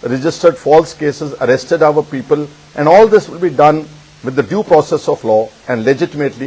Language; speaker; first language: English; non-native, local second language; Punjabi